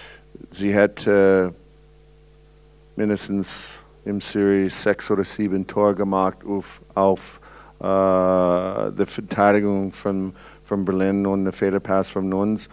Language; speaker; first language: German; non-native, learner; English